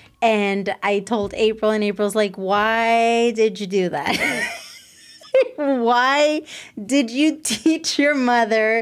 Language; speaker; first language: English; early bilingual, other home language; Spanish